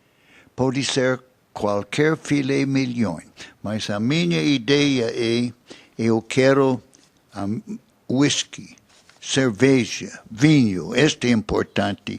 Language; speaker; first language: Portuguese; non-native, fluent; English